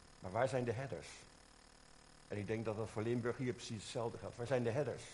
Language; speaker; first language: Dutch; native; Dutch